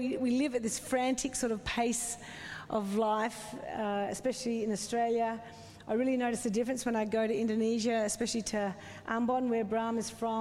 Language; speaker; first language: English; native; English